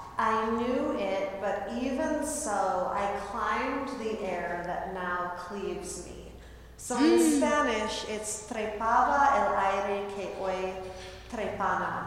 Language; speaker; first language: English; native; English